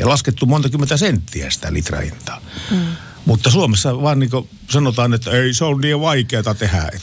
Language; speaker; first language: Finnish; native; Finnish